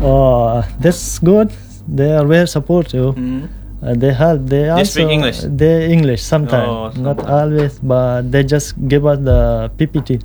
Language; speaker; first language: English; non-native, local second language; Pashto